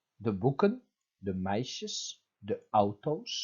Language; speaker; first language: Dutch; non-native, fluent; Turkish